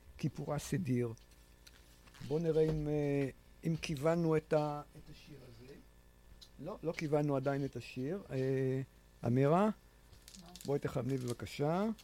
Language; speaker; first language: Hebrew; native; Hebrew